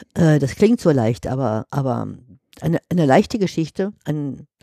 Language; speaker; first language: German; native; German